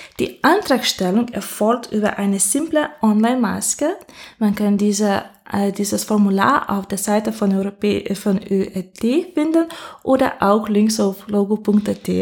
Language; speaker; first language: German; non-native, fluent; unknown